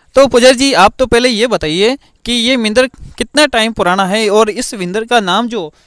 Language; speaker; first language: Hindi; native; Hindi